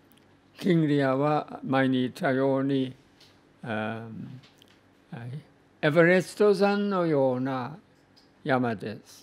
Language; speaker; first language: Japanese; non-native, fluent; English